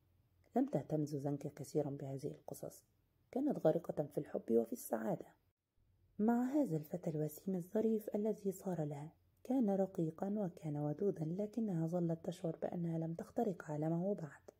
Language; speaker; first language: Arabic; native; Arabic